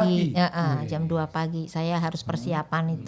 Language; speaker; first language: Indonesian; native; Indonesian